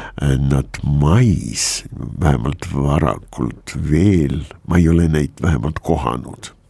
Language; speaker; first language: Estonian; non-native, local second language; Russian